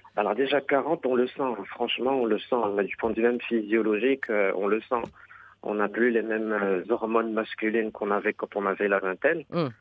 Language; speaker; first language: French; non-native, local second language; Arabic